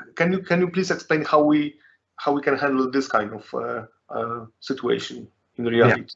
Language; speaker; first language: English; non-native, fluent; Polish